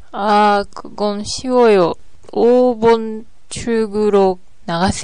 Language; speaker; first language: Korean; non-native, learner; Japanese